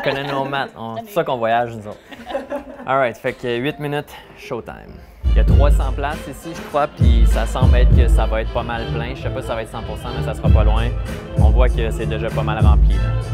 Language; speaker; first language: French; native; French